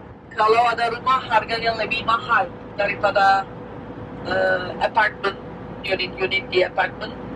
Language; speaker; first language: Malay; non-native, fluent; Turkish